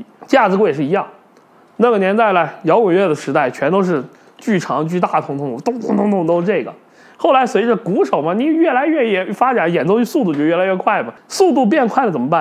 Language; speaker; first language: Chinese; native; Chinese